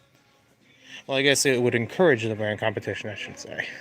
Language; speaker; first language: English; native; English